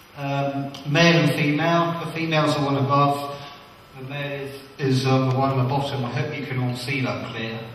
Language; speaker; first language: English; native; English